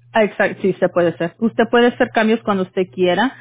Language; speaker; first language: Spanish; early bilingual, heritage; Spanish